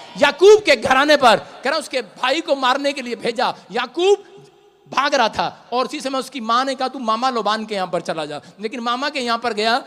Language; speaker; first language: Hindi; non-native, local second language; Punjabi